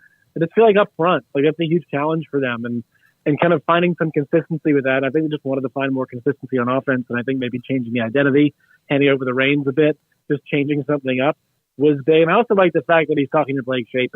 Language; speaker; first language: English; native; English